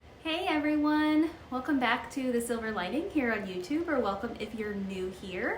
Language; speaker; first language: English; native; English